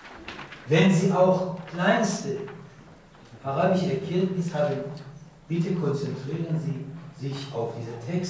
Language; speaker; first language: German; non-native, learner; Persian